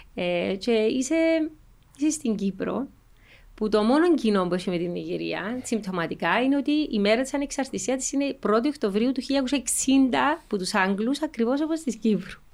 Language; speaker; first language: Greek; native; Greek